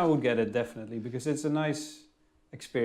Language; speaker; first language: English; non-native, fluent; Dutch